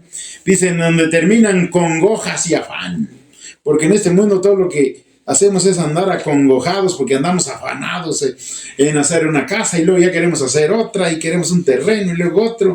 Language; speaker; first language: Spanish; native; Spanish